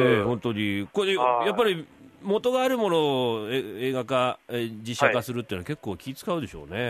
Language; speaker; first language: Japanese; native; Japanese